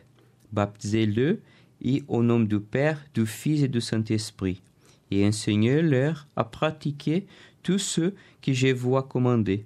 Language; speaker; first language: French; non-native, learner; Portuguese